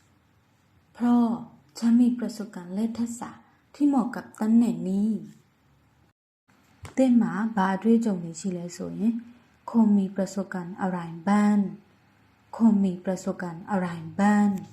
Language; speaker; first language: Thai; non-native, fluent; Burmese